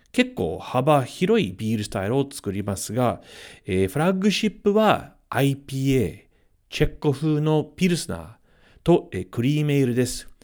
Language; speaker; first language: Japanese; non-native, fluent; English